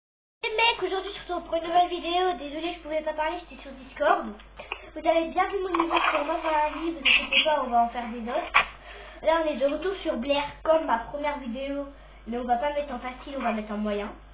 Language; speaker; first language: French; native; French